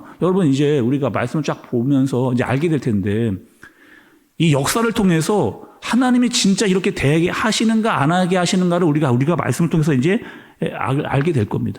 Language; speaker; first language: Korean; native; Korean